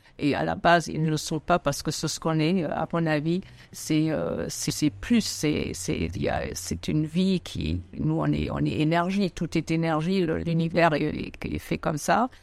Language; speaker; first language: French; non-native, fluent; German